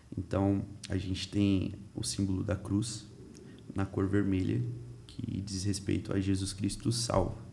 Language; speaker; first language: Portuguese; early bilingual, heritage; Portuguese